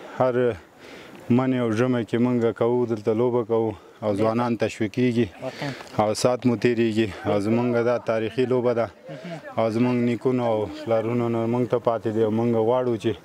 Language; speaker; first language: Pashto; non-native, local second language; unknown